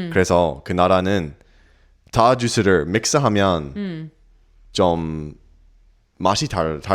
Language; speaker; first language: Korean; non-native, learner; English